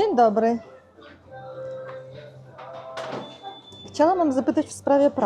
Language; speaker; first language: Polish; non-native, learner; Russian